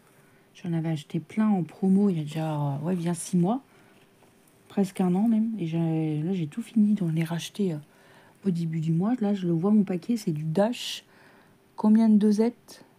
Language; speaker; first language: French; native; French